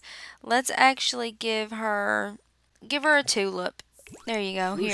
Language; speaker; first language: English; native; English